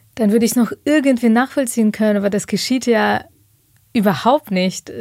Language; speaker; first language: German; early bilingual, other home language; Ukrainian